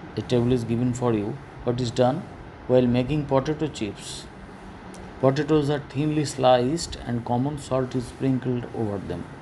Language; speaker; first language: English; non-native, local second language; Bangla